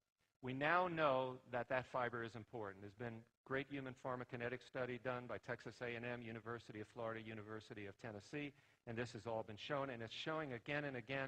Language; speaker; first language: English; native; English